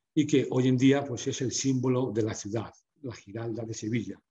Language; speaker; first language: Spanish; native; Spanish